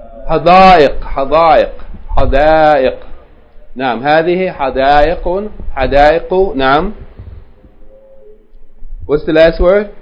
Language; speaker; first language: Arabic; non-native, fluent; English